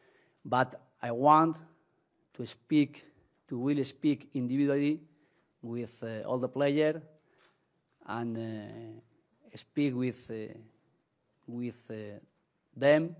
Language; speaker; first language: English; non-native, learner; Spanish